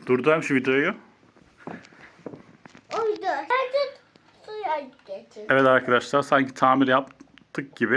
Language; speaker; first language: Turkish; native; Turkish